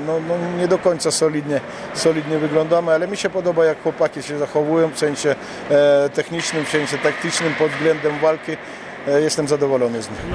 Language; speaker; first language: Polish; non-native, fluent; Russian